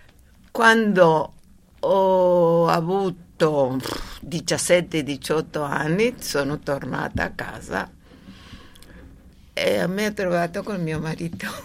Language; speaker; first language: Italian; non-native, fluent; Spanish